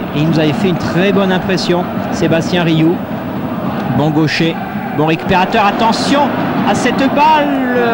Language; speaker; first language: French; native; French